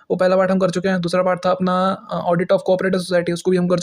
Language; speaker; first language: Hindi; native; Hindi